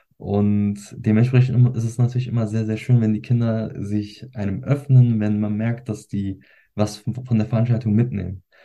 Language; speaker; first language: German; early bilingual, other home language; Turkish